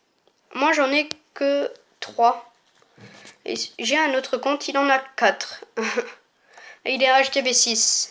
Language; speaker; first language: French; native; French